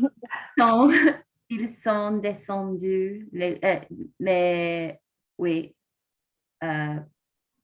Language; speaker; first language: French; non-native, learner; English